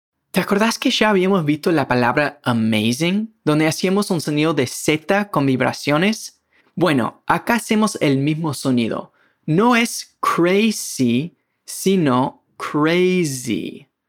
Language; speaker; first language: Spanish; native; Spanish